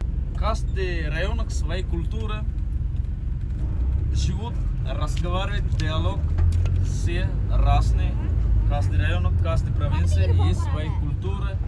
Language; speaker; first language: Russian; non-native, learner; Sinhala